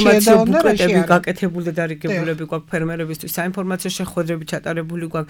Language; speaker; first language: Georgian; native; Georgian